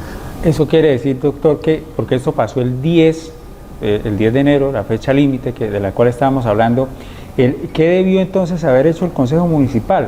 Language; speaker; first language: Spanish; native; Spanish